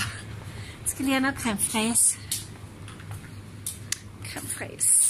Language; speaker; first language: Danish; native; Danish